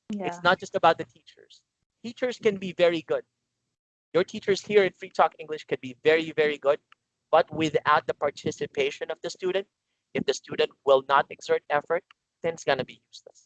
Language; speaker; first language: English; non-native, local second language; Filipino